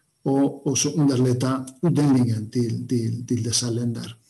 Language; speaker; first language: Swedish; non-native, fluent; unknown